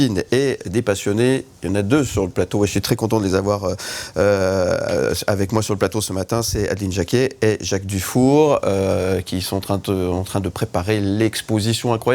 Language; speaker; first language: French; native; French